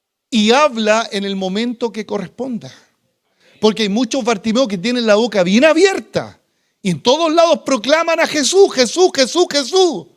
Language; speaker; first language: Spanish; native; Spanish